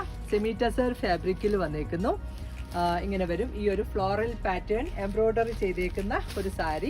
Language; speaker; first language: Malayalam; native; Malayalam